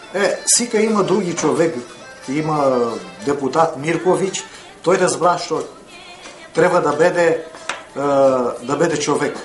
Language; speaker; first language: Bulgarian; early bilingual, heritage; Bulgarian